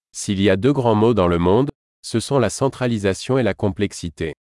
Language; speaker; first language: French; native; French